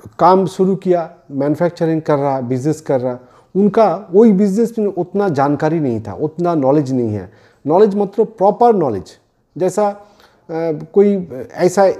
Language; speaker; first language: Hindi; non-native, local second language; Bangla